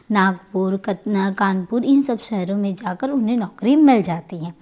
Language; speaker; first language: Hindi; native; Hindi